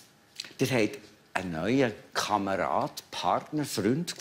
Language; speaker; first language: German; native; German